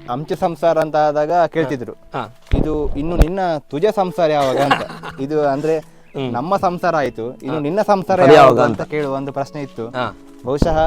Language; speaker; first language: Kannada; non-native, local second language; Konkani